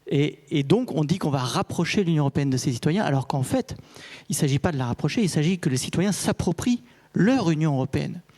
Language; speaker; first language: French; native; French